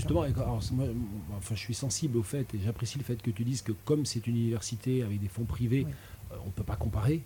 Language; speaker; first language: French; native; French